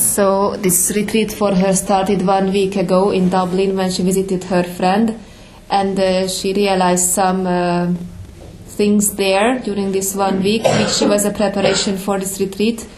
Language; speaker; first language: English; non-native, fluent; Hungarian